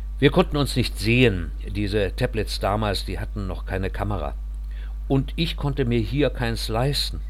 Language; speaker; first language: German; native; German